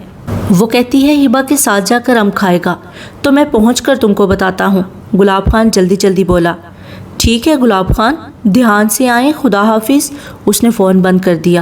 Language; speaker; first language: Urdu; native; Urdu